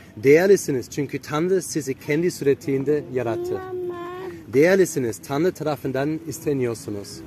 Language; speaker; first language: Turkish; non-native, fluent; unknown